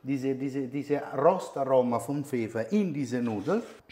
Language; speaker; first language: German; non-native, fluent; Italian